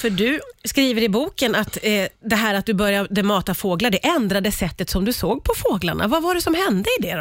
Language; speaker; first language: Swedish; native; Swedish